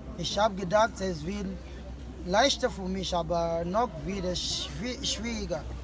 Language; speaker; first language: German; non-native, fluent; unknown